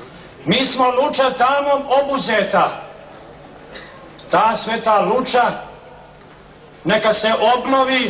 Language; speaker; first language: Serbian; native; Serbian